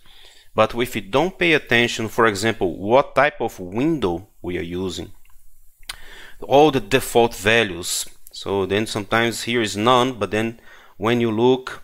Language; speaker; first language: English; non-native, fluent; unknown